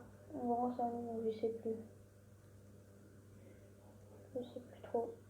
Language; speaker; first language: French; native; French